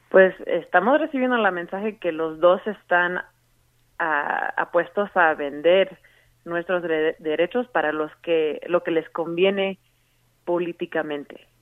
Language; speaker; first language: Spanish; early bilingual, heritage; Spanish